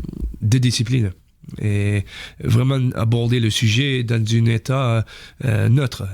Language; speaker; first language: French; non-native, fluent; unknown